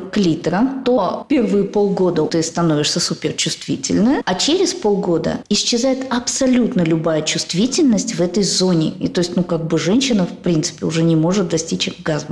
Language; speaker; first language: Russian; native; Russian